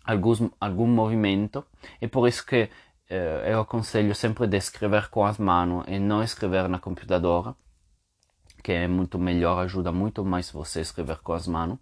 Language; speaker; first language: Portuguese; non-native, fluent; Spanish